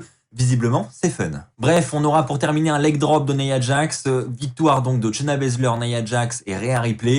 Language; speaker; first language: French; native; French